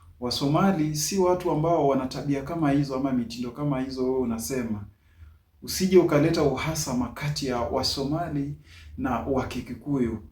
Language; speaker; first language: Swahili; non-native, local second language; Somali